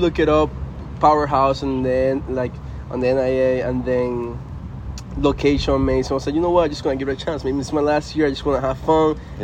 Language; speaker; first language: English; non-native, fluent; Spanish